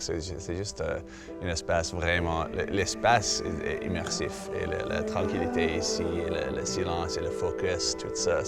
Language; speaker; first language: French; non-native, fluent; English